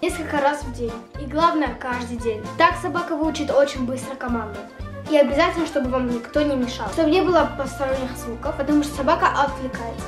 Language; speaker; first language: Russian; native; Russian